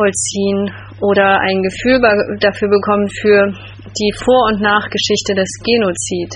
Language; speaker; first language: German; native; German